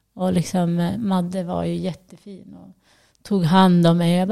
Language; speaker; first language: Swedish; early bilingual, other home language; Portuguese